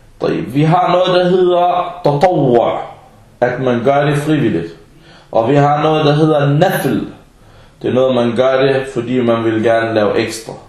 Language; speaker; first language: Danish; early bilingual, other home language; Arabic